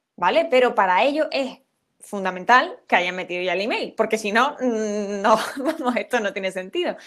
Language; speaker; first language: Spanish; native; Spanish